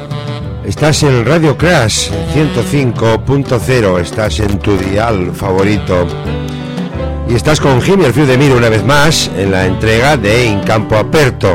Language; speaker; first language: Spanish; native; Spanish